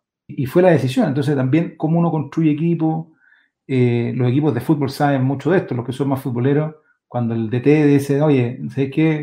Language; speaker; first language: Spanish; native; Spanish